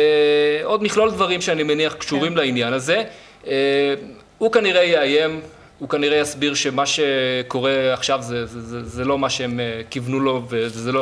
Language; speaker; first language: Hebrew; native; Hebrew